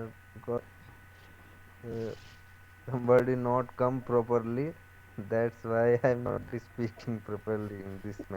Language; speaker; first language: English; non-native, learner; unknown